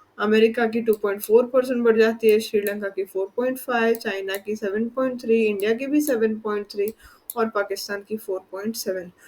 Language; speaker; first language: Hindi; non-native, local second language; Gujarati